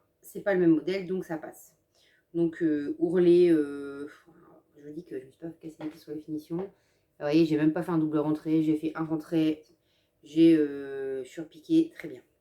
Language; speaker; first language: French; native; French